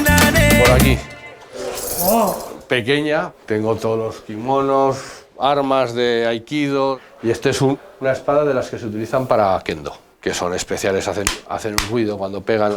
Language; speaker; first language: Spanish; native; Spanish